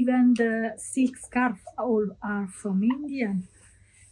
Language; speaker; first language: English; non-native, learner; Italian